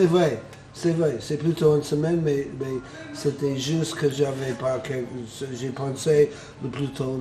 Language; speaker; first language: French; non-native, fluent; English